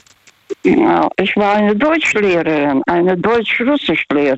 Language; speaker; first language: German; non-native, learner; Russian